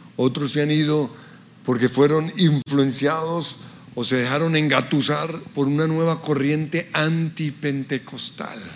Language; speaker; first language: Spanish; early bilingual, other home language; English